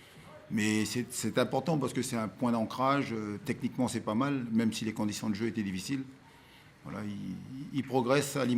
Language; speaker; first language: French; native; French